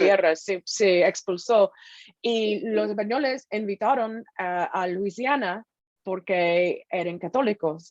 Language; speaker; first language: Spanish; non-native, fluent; English